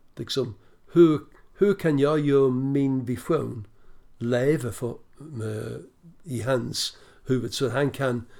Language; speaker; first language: Swedish; non-native, fluent; English